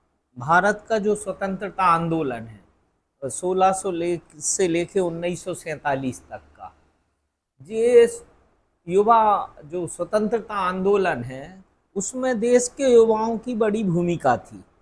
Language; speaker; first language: Hindi; native; Hindi